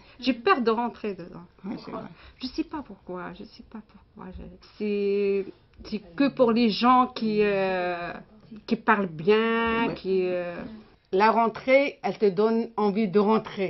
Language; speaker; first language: French; non-native, learner; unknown